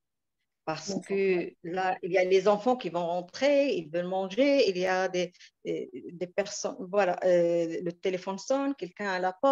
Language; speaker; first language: French; non-native, local second language; Arabic